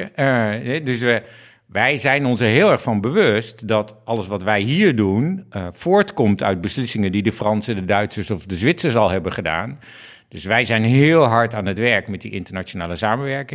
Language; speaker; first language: Dutch; native; Dutch